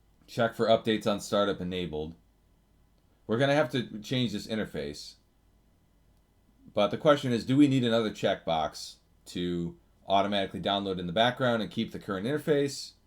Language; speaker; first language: English; native; English